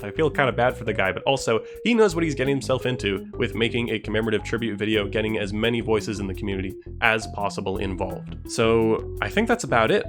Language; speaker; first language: English; native; English